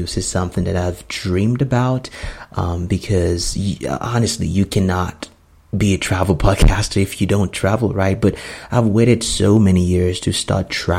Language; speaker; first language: English; non-native, local second language; Yoruba